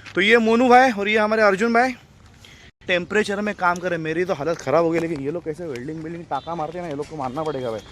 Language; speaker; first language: Hindi; non-native, local second language; Marathi